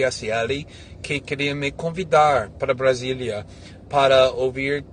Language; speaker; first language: Portuguese; non-native, fluent; English